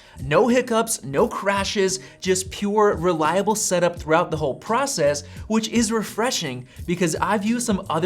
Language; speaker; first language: English; native; English